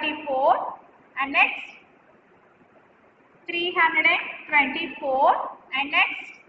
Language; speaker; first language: English; non-native, local second language; Telugu